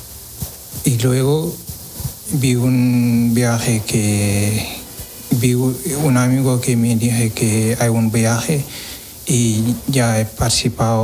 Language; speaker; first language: Spanish; non-native, learner; Wolof